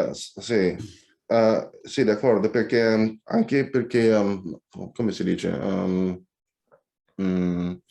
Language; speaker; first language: Italian; non-native, fluent; Indonesian